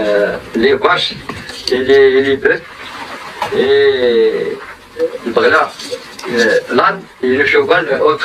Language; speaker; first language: French; non-native, learner; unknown